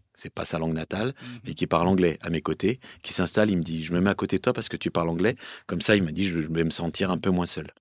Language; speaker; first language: French; native; French